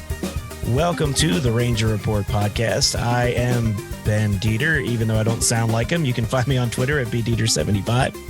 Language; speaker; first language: English; native; English